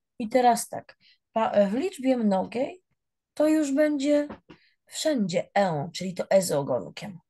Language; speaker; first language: Polish; native; Polish